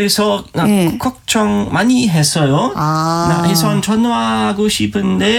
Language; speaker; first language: Korean; non-native, learner; German